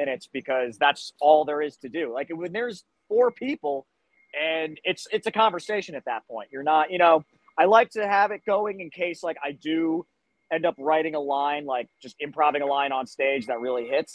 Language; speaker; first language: English; native; English